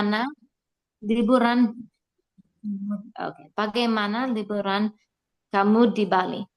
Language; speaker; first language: Indonesian; non-native, learner; English